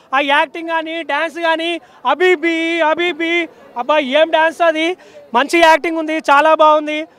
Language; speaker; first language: Telugu; native; Telugu